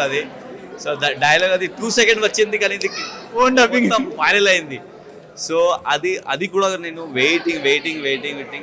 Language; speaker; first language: Telugu; non-native, learner; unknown